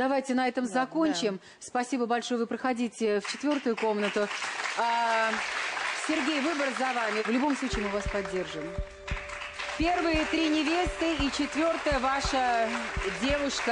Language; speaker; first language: Russian; native; Russian